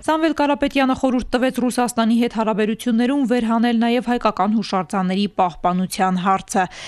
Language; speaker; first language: Armenian; native; Armenian